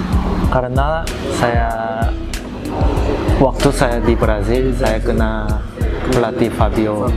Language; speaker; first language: Indonesian; non-native, learner; Korean